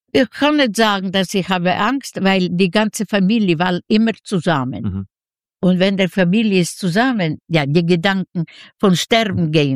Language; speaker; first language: German; non-native, learner; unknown